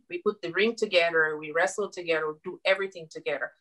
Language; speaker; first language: English; non-native, fluent; Susu